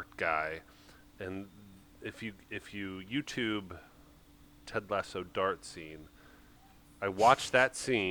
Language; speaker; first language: English; native; English